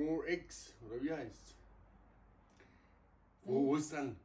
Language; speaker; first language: German; native; German